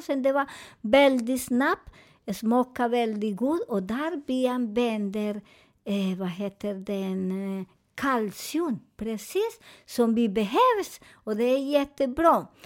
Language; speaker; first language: Swedish; non-native, fluent; Spanish